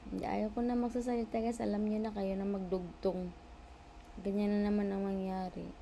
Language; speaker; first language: Filipino; non-native, local second language; Cebuano